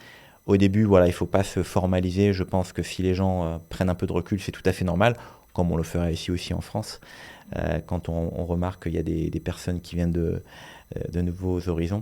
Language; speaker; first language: French; native; French